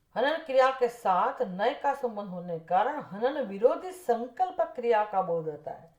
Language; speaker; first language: Hindi; non-native, local second language; Gujarati